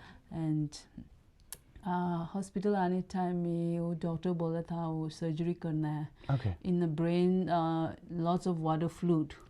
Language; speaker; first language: Hindi; non-native, learner; Tibetan